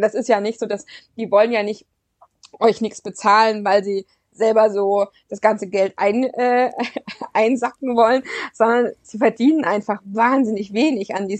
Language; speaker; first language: German; native; German